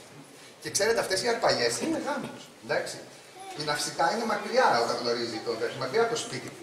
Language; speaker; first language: Greek; native; Greek